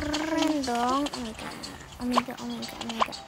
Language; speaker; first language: Indonesian; native; Indonesian